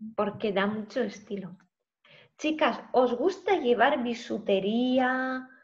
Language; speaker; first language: Spanish; non-native, fluent; Russian